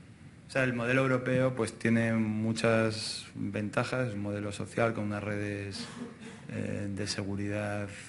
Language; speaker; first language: Spanish; native; Spanish